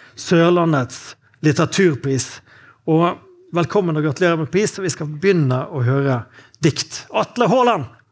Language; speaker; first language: Norwegian; native; Norwegian